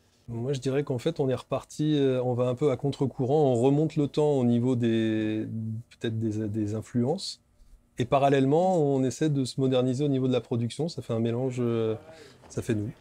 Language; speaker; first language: French; native; French